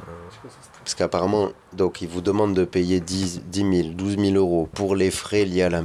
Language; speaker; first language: French; native; French